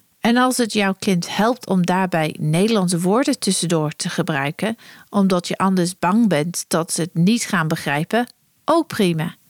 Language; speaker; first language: Dutch; non-native, fluent; English